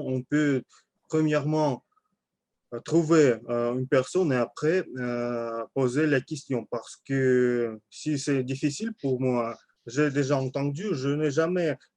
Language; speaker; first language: French; non-native, learner; Russian